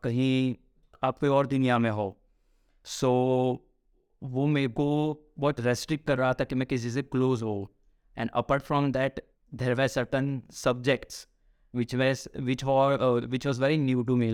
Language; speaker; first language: English; non-native, local second language; Gujarati